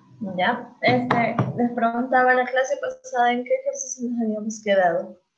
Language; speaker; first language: Spanish; native; Spanish